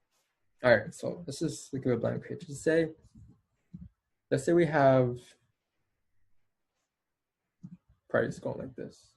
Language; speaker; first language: English; native; English